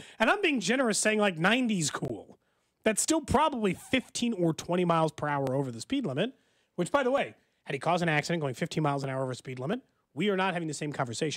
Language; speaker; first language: English; native; English